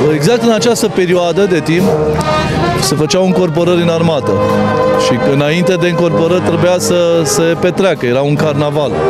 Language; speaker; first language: Romanian; native; Romanian